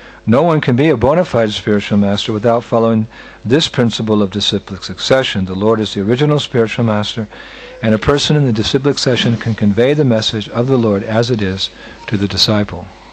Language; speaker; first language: English; native; English